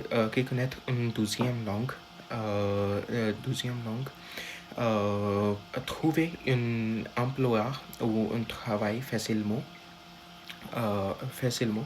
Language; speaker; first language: French; non-native, learner; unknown